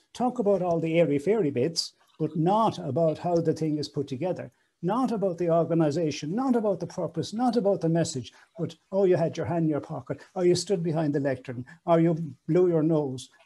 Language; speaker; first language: English; native; English